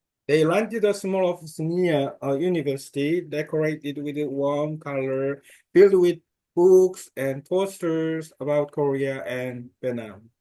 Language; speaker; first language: English; non-native, learner; Korean